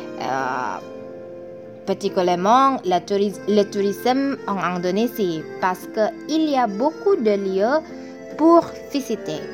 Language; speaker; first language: French; non-native, learner; Indonesian